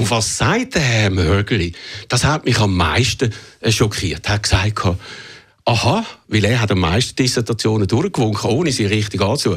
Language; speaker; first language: German; native; German